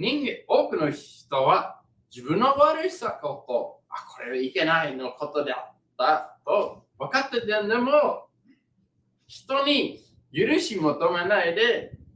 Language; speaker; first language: Japanese; non-native, learner; English